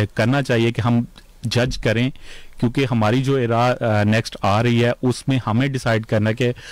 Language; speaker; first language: Urdu; native; Urdu